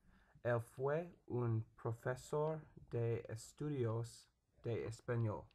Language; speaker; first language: Spanish; non-native, learner; English